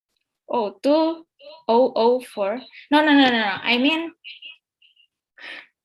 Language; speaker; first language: English; non-native, fluent; Indonesian